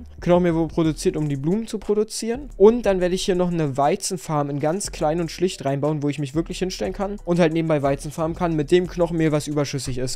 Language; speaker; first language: German; native; German